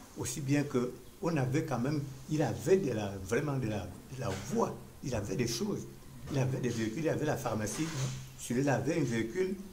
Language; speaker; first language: French; non-native, local second language; Fang